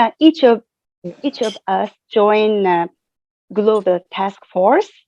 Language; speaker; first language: English; non-native, fluent; Japanese